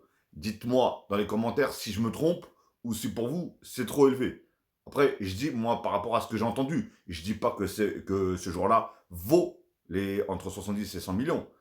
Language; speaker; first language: French; native; French